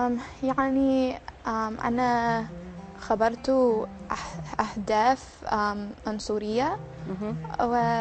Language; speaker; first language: Arabic; early bilingual, heritage; English